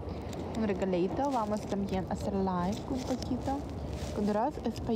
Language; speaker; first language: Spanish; non-native, learner; Ukrainian